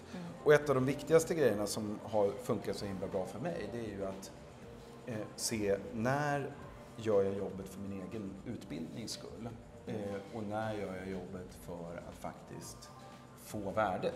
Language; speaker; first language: Swedish; native; Swedish